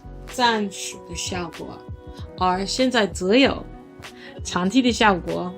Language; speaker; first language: Chinese; non-native, learner; English